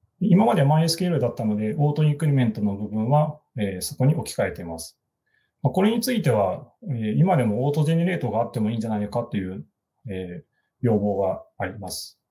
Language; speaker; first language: Japanese; native; Japanese